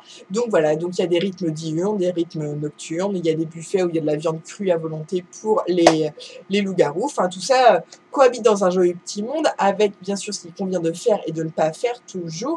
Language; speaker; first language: French; native; French